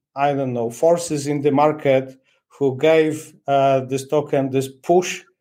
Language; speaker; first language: English; non-native, fluent; Polish